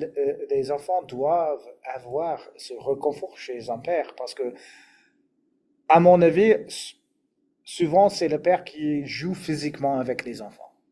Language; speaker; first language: French; non-native, fluent; English